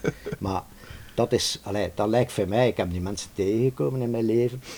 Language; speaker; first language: Dutch; native; Dutch